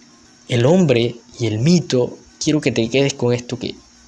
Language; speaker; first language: Spanish; native; Spanish